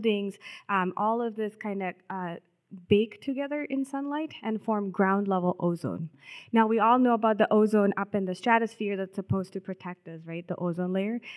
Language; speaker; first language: English; non-native, local second language; Telugu